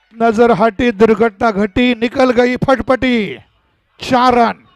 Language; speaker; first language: Hindi; non-native, local second language; Marathi